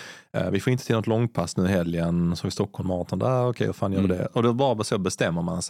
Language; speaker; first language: Swedish; native; Swedish